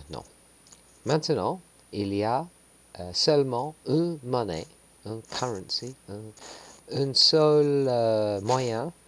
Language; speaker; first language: French; non-native, learner; English